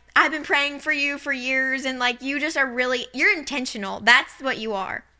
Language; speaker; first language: English; native; English